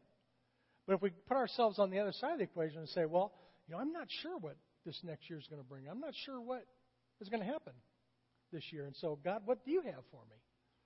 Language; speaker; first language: English; native; English